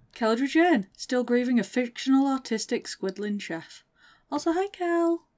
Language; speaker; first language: English; native; English